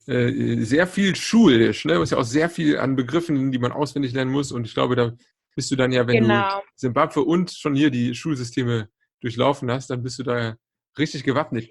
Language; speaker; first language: German; native; German